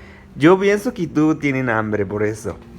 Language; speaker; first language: Spanish; non-native, learner; Arabic